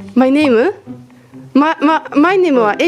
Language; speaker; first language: Japanese; non-native, learner; Slovak